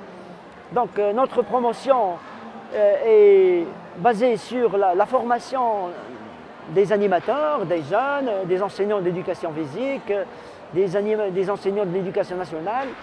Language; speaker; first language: French; non-native, local second language; Arabic